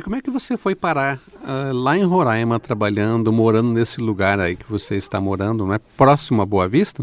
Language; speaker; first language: Portuguese; native; Portuguese